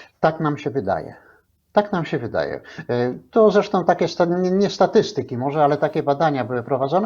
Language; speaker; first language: Polish; native; Polish